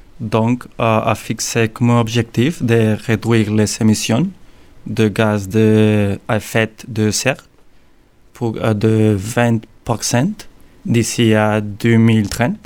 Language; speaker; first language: French; non-native, learner; Spanish